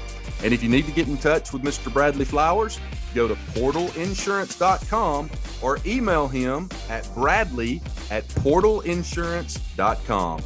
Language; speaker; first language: English; native; English